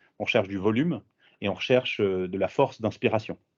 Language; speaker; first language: French; native; French